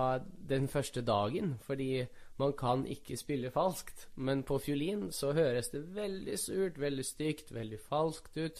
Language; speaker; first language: Norwegian; early bilingual, other home language; Russian